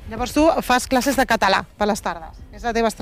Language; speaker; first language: Catalan; native; Catalan